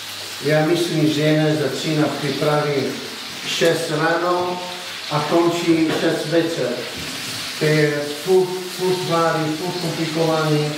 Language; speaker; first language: Czech; non-native, learner; Italian